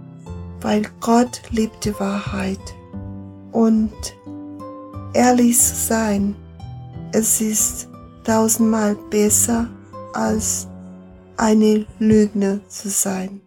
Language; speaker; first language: German; non-native, fluent; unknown